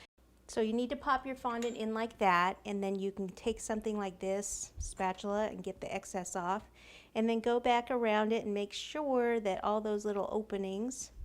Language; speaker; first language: English; native; English